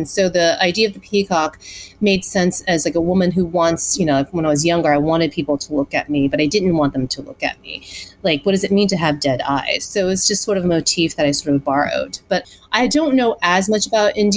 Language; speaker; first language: English; early bilingual, other home language; Chinese